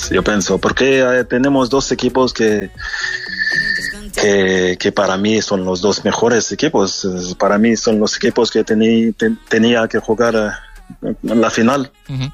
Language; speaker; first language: Spanish; non-native, fluent; French